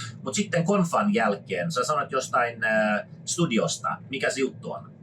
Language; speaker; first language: Finnish; non-native, fluent; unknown